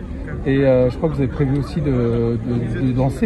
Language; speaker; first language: French; native; French